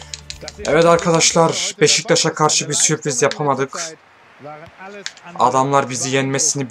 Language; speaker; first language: Turkish; native; Turkish